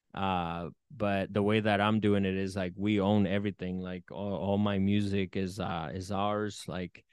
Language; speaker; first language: English; early bilingual, other home language; Spanish